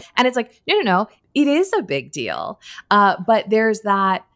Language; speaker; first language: English; native; English